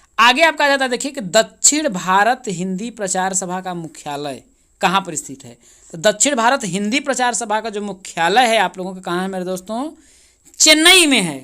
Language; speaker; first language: Hindi; native; Hindi